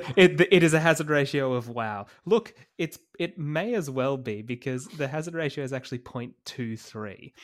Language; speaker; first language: English; native; English